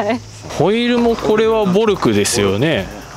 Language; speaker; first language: Japanese; native; Japanese